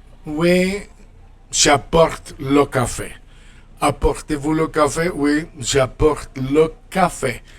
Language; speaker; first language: French; non-native, fluent; Spanish